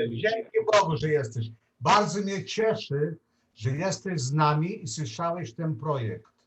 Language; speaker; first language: Polish; non-native, learner; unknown